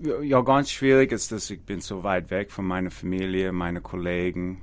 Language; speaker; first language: German; non-native, learner; English